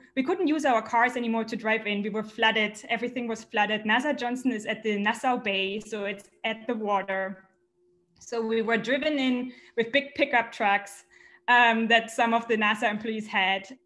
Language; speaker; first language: English; non-native, fluent; German